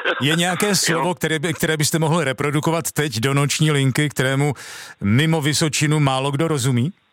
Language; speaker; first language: Czech; native; Czech